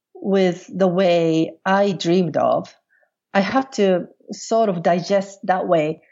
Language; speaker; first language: English; non-native, fluent; Portuguese